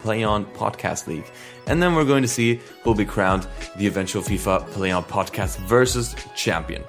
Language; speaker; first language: English; non-native, fluent; Spanish